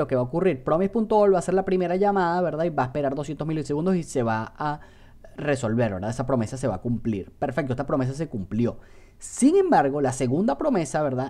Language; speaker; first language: Spanish; native; Spanish